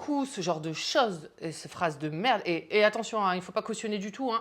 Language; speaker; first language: French; native; French